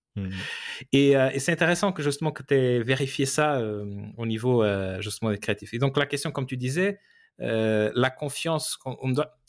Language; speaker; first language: French; non-native, fluent; Portuguese